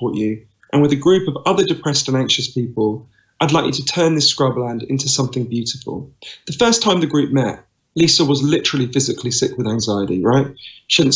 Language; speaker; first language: English; native; English